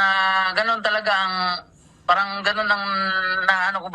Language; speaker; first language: Filipino; native; Filipino